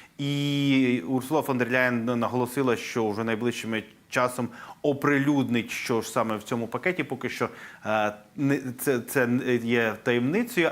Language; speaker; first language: Ukrainian; native; Ukrainian